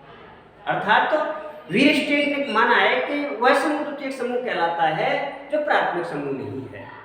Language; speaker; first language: Hindi; native; Hindi